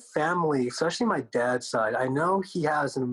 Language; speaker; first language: English; early bilingual, other home language; Korean